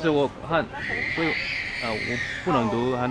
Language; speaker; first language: Chinese; non-native, fluent; English